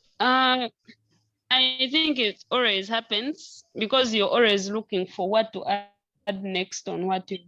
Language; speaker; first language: English; non-native, local second language; Nyankole